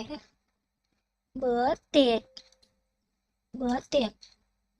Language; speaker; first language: Vietnamese; non-native, learner; Thai